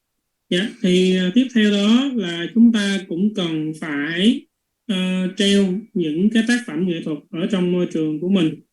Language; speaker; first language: Vietnamese; native; Vietnamese